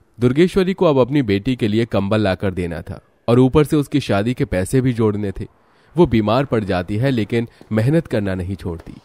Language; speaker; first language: Hindi; native; Hindi